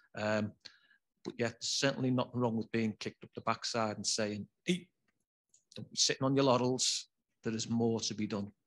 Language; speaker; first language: English; native; English